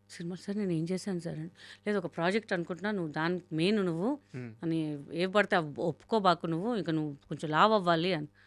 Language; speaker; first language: Telugu; non-native, local second language; Hindi